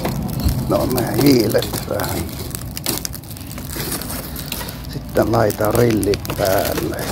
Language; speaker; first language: Finnish; non-native, fluent; Turkish